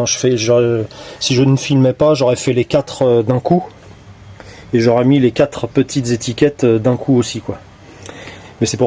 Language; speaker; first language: French; native; French